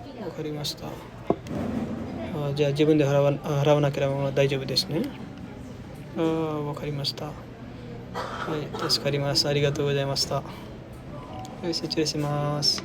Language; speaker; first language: Japanese; non-native, fluent; Nepali